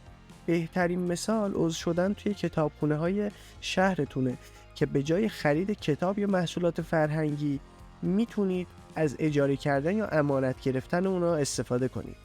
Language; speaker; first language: Persian; native; Persian